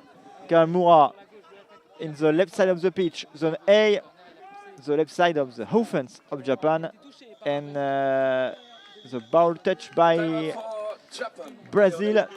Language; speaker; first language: English; non-native, learner; French